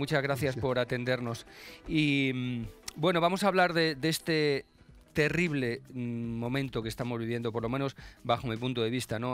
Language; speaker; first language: Spanish; native; Spanish